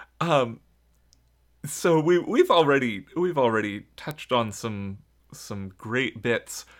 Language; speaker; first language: English; native; English